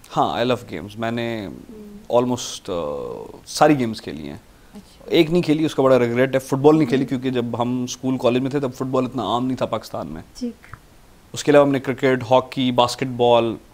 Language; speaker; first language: Urdu; native; Urdu